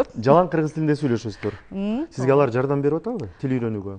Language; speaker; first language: Kyrgyz; native; Kyrgyz